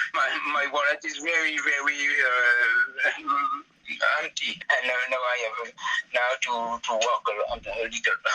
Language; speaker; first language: English; non-native, learner; French